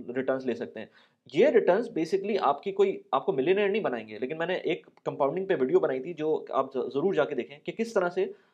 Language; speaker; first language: Urdu; native; Urdu